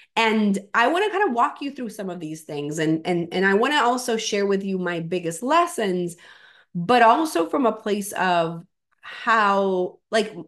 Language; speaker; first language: English; non-native, fluent; Spanish